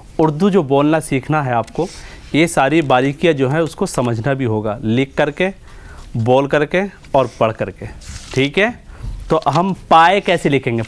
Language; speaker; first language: Urdu; native; Urdu